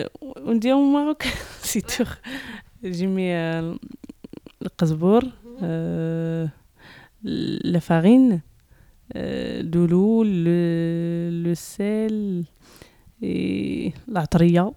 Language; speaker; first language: French; non-native, learner; Arabic